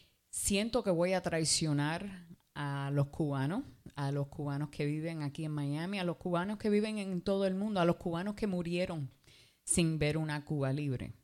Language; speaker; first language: English; early bilingual, other home language; Spanish